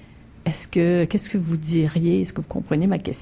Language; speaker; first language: French; native; French